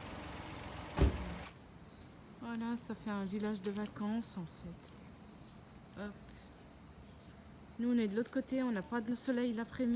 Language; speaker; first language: French; native; French